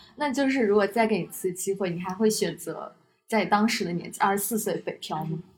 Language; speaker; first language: Chinese; native; Chinese